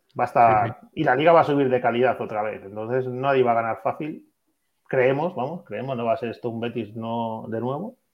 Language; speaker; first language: Spanish; native; Spanish